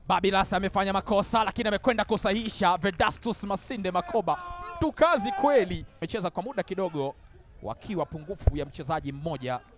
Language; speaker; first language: Swahili; native; Swahili